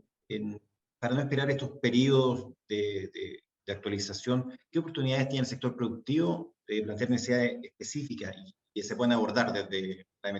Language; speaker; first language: Spanish; native; Spanish